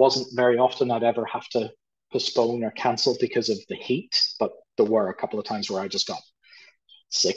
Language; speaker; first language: English; native; English